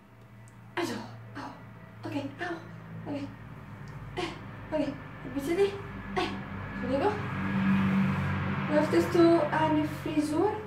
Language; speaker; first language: German; non-native, learner; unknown